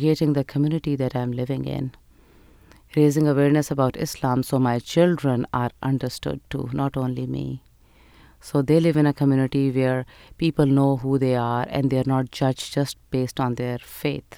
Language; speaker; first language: English; non-native, local second language; Urdu